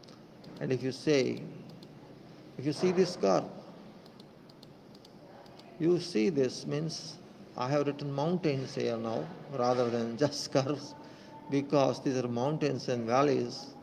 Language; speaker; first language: English; non-native, local second language; Hindi